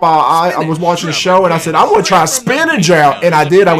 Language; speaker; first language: English; native; English